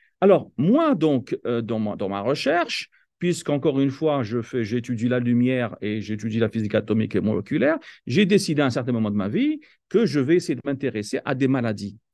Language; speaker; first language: French; non-native, local second language; Kabyle